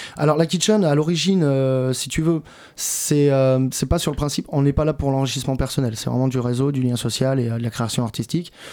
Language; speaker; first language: French; native; French